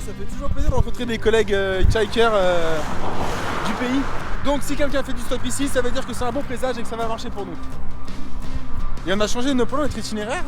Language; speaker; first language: French; native; French